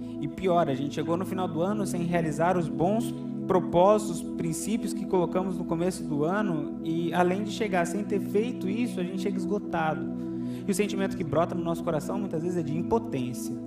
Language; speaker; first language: Portuguese; native; Portuguese